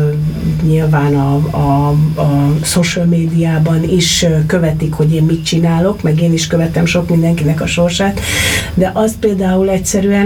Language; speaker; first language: Hungarian; native; Hungarian